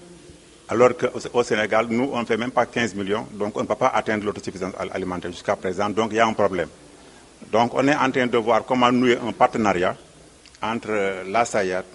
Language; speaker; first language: French; non-native, local second language; Wolof